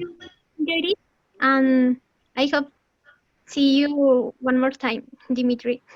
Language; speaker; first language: English; non-native, learner; Spanish